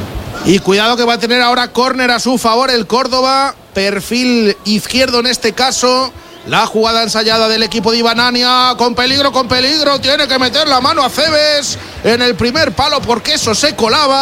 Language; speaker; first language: Spanish; native; Spanish